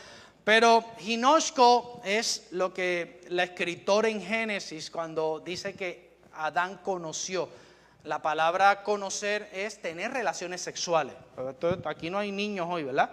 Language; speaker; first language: Spanish; native; Spanish